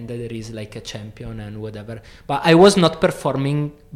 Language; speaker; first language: English; non-native, fluent; Italian